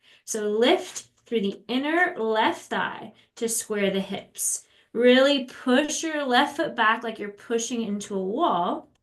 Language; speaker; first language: English; native; English